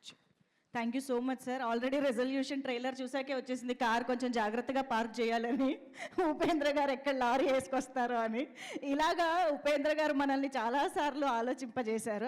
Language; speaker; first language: Telugu; native; Telugu